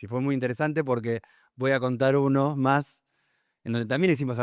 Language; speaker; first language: Spanish; native; Spanish